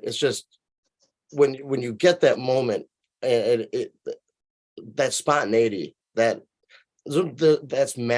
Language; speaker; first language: English; native; English